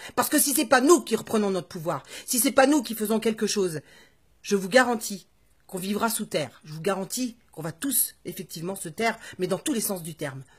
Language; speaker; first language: French; native; French